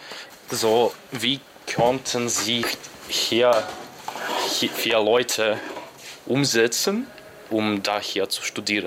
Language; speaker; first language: German; non-native, learner; Ukrainian